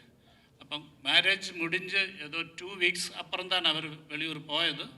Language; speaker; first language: Tamil; non-native, learner; Malayalam